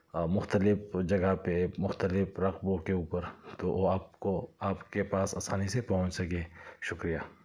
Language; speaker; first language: Urdu; non-native, local second language; Punjabi